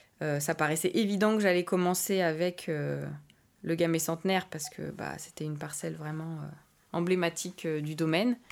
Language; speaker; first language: French; native; French